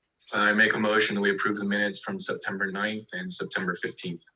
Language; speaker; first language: English; native; English